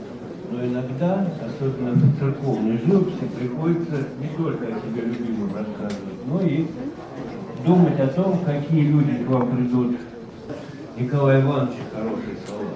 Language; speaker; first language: Russian; native; Russian